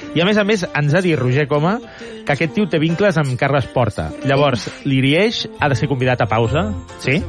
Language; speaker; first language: Catalan; native; Catalan